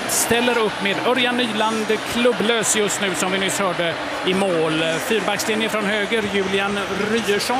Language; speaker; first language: Swedish; native; Swedish